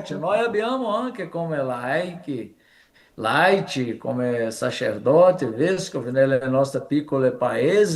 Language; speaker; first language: Italian; non-native, fluent; Portuguese